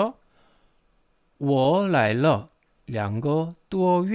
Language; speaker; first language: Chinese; non-native, fluent; Korean